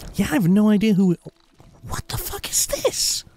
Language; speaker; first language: English; native; English